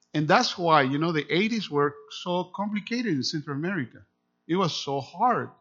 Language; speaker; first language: English; non-native, fluent; Spanish